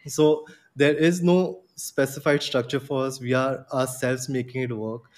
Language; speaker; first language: English; non-native, local second language; Gujarati